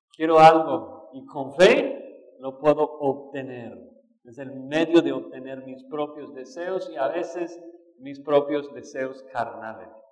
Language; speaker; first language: Spanish; non-native, fluent; English